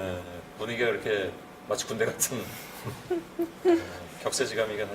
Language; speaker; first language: Korean; native; Korean